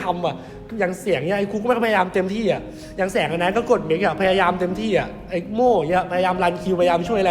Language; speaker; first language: Thai; native; Thai